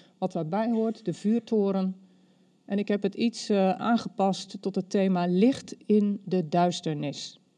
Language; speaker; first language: Dutch; native; Dutch